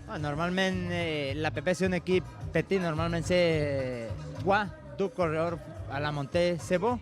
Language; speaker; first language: French; non-native, learner; Spanish